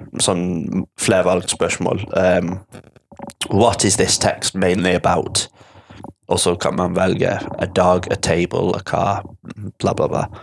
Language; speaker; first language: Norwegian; non-native, fluent; English